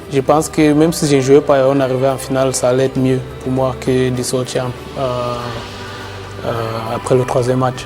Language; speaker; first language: French; non-native, local second language; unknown